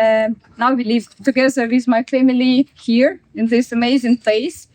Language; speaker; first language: English; non-native, learner; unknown